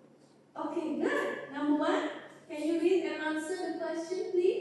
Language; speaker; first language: English; non-native, fluent; Indonesian